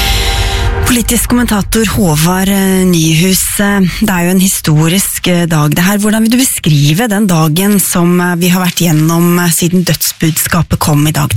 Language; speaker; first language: Norwegian; native; Norwegian